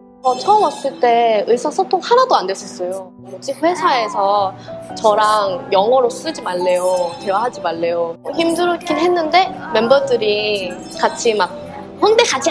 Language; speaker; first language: Korean; early bilingual, heritage; Korean